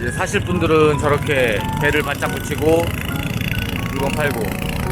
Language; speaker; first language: Korean; native; Korean